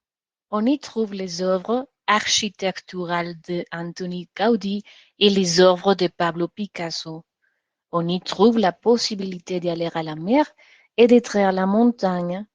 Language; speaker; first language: French; non-native, learner; Spanish